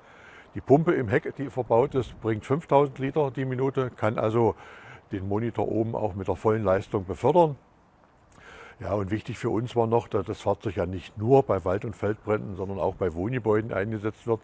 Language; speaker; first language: German; native; German